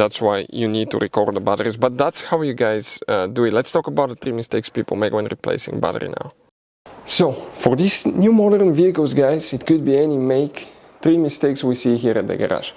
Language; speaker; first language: English; non-native, fluent; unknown